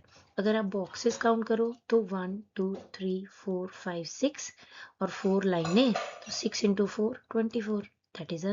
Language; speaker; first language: Hindi; native; Hindi